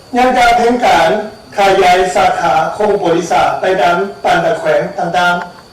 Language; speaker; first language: Lao; non-native, learner; Chinese